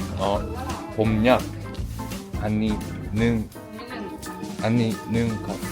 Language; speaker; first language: Thai; non-native, learner; Korean